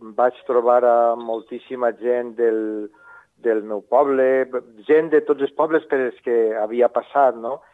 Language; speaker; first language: Catalan; native; Catalan